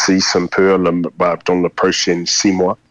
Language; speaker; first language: French; non-native, fluent; English